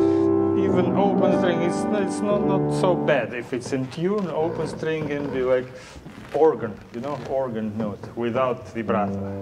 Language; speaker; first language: English; non-native, learner; Russian